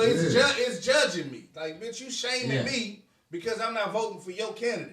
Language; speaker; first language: English; native; English